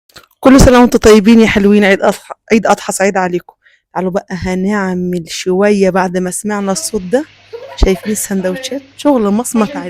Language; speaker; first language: Arabic; native; Arabic